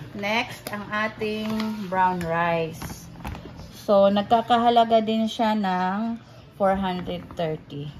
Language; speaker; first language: Filipino; non-native, local second language; Cebuano